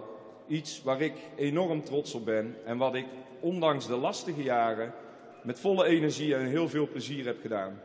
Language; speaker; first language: Dutch; native; Dutch